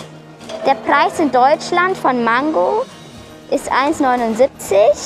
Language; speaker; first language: German; early bilingual, other home language; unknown